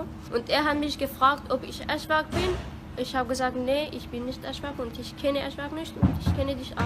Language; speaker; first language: German; non-native, learner; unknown